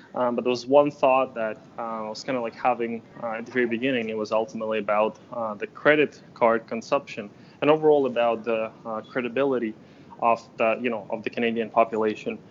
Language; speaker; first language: English; non-native, fluent; Ukrainian